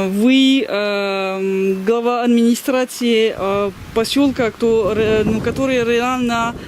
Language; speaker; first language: Russian; non-native, fluent; French